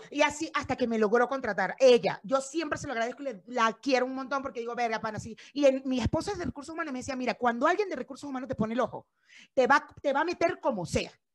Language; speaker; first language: Spanish; native; Spanish